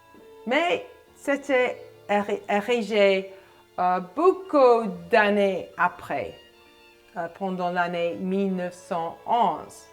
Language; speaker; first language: French; non-native, fluent; English